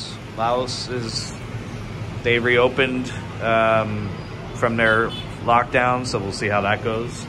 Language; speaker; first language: English; native; English